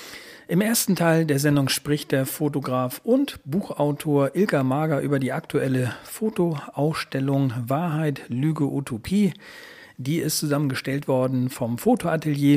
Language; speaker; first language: German; native; German